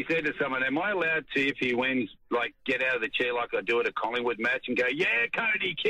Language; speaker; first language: English; native; English